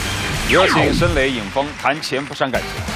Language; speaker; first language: Chinese; native; Chinese